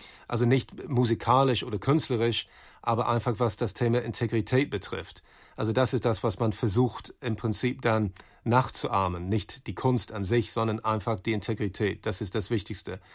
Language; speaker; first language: German; non-native, fluent; English